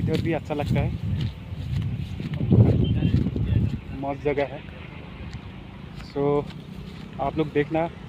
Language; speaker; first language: Hindi; non-native, local second language; Assamese